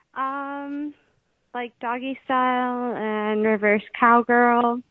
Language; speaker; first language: English; native; English